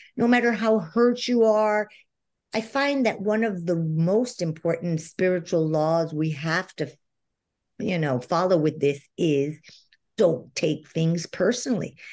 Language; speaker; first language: English; non-native, fluent; Spanish